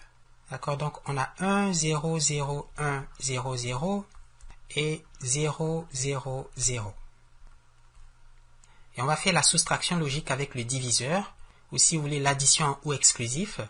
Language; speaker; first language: French; native; French